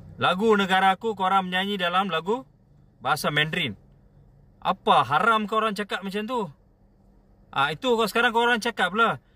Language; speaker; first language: Malay; non-native, local second language; Tamil